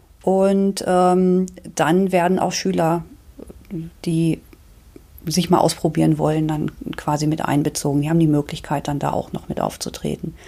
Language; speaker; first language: German; native; German